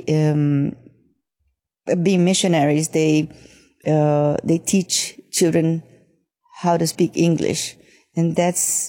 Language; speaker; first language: English; non-native, fluent; Japanese